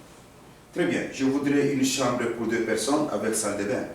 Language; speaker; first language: French; non-native, fluent; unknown